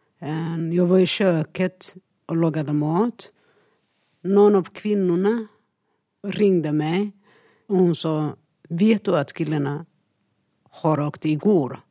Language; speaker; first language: Norwegian; non-native, learner; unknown